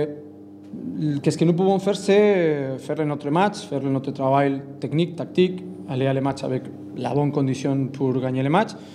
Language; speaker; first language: French; non-native, learner; Spanish